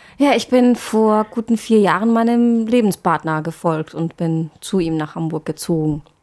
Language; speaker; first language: German; non-native, fluent; Czech